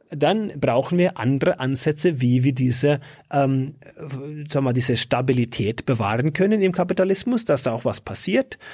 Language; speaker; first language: German; non-native, fluent; Norwegian